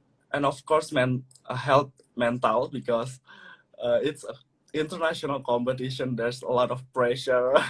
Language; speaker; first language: English; non-native, learner; Indonesian